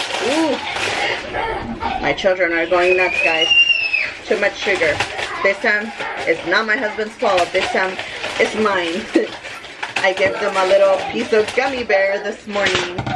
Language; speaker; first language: English; early bilingual, other home language; Spanish